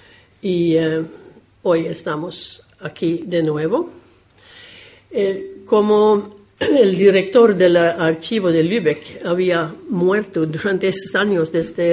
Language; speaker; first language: Spanish; non-native, fluent; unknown